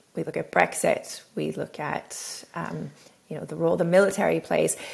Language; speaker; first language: English; native; English